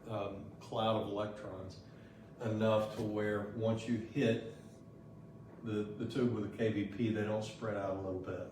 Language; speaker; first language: English; native; English